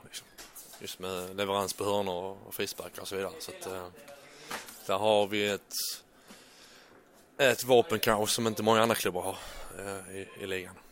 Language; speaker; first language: Swedish; native; Swedish